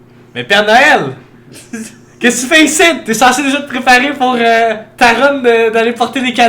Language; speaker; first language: French; native; French